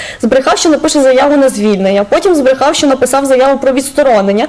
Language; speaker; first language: Ukrainian; native; Ukrainian